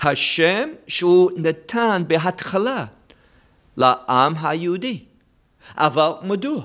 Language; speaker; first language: Hebrew; non-native, fluent; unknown